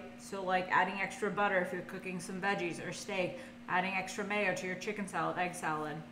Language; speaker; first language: English; native; English